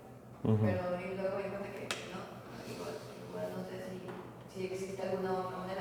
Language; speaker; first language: Spanish; native; Spanish